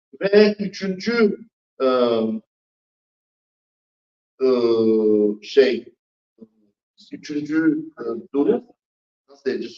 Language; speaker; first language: Turkish; non-native, fluent; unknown